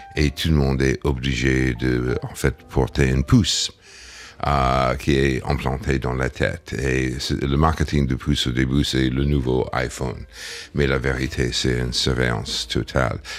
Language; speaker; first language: French; non-native, fluent; English